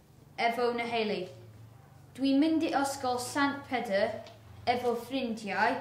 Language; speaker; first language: Welsh; non-native, learner; English